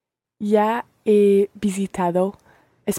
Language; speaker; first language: Spanish; non-native, learner; English